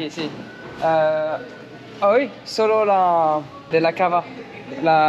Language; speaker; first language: Spanish; non-native, learner; French